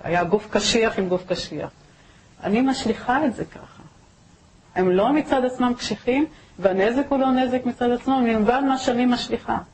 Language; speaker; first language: Hebrew; native; Hebrew